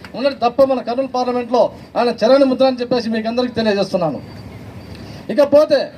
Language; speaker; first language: Telugu; native; Telugu